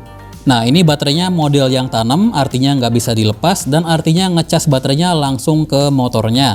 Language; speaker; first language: Indonesian; native; Indonesian